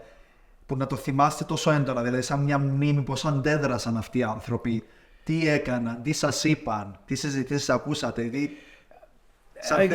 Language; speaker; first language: Greek; native; Greek